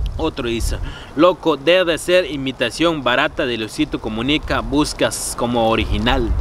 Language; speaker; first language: Spanish; non-native, fluent; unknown